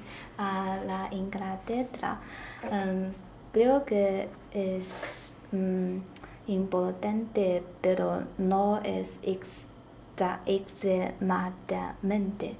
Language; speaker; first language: Spanish; non-native, learner; Chinese